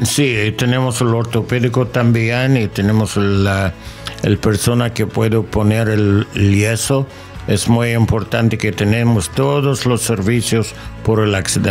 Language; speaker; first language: Spanish; non-native, learner; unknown